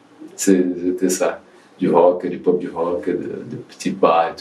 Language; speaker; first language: French; non-native, learner; Portuguese